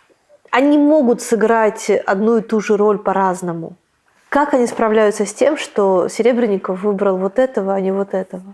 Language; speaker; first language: Russian; native; Russian